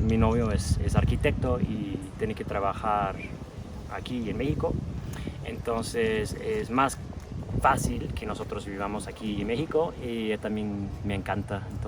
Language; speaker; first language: Spanish; non-native, fluent; English